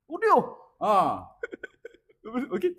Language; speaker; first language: Malay; native; Malay